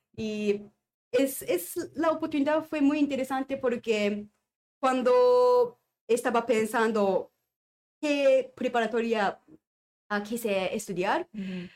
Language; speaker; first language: Spanish; non-native, learner; Japanese